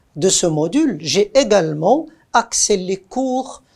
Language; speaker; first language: French; non-native, local second language; Arabic